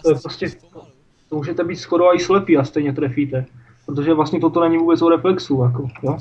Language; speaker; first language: Czech; native; Czech